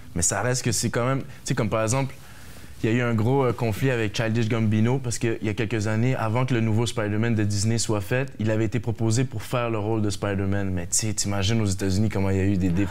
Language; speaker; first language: French; early bilingual, other home language; Haitian Creole